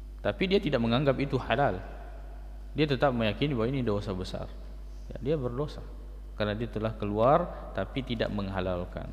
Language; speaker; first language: Malay; non-native, local second language; Buginese